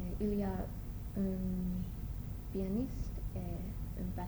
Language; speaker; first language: French; non-native, learner; English